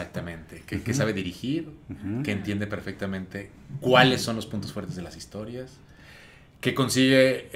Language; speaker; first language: Spanish; native; Spanish